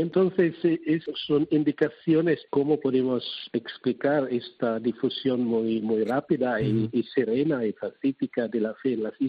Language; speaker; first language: Spanish; non-native, fluent; Cebuano